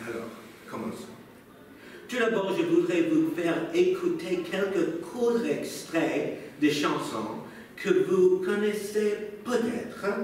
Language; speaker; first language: French; non-native, fluent; English